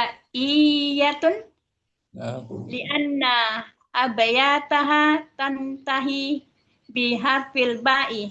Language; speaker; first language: Arabic; non-native, learner; Indonesian